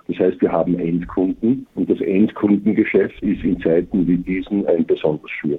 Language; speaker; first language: German; native; German